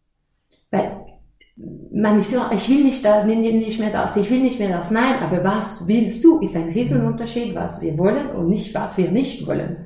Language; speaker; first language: German; non-native, fluent; French